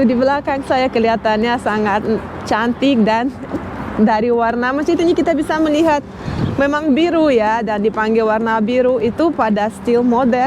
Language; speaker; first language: Indonesian; non-native, fluent; Russian